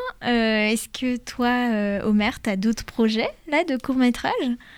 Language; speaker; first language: French; native; French